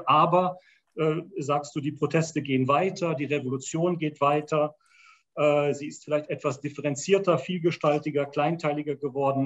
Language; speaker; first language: German; native; German